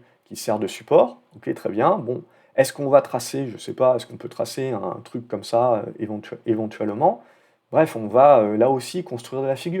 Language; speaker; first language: French; native; French